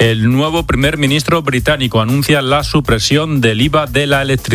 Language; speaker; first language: Spanish; native; Spanish